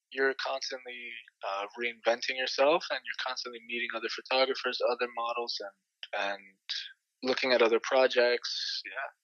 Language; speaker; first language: English; native; English